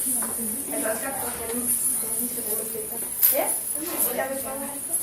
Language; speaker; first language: Danish; early bilingual, heritage; Danish